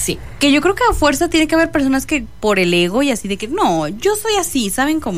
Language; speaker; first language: Spanish; native; Spanish